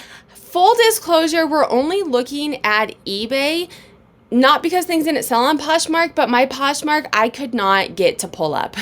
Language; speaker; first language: English; native; English